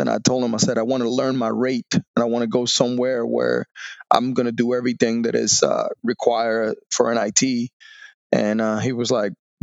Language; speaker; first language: English; non-native, fluent; Spanish